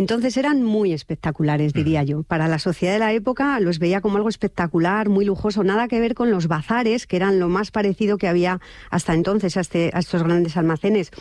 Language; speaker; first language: Spanish; native; Spanish